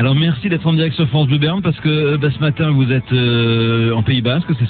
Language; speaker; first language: French; native; French